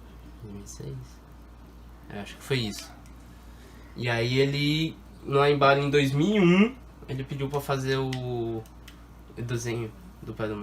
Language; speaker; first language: Portuguese; native; Portuguese